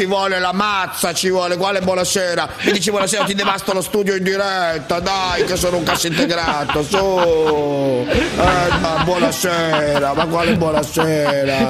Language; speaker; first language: Italian; native; Italian